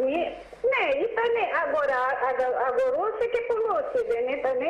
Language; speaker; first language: Greek; non-native, fluent; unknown